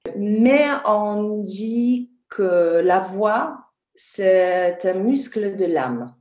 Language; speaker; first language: French; non-native, fluent; Polish